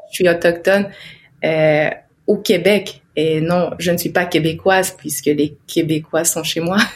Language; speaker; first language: French; non-native, local second language; Innu-aimun